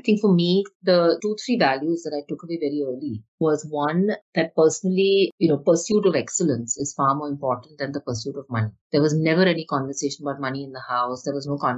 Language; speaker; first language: English; non-native, local second language; Hindi